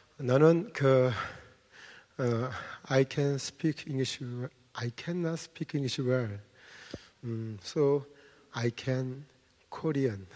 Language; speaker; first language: English; non-native, learner; Korean